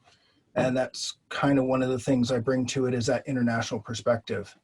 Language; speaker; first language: English; native; English